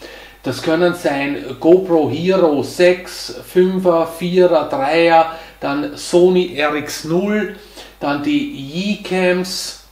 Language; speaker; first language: German; native; German